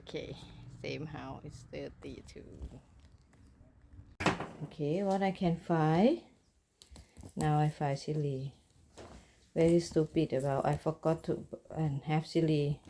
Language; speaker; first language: English; non-native, learner; Thai